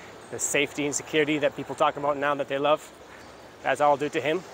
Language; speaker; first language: English; native; English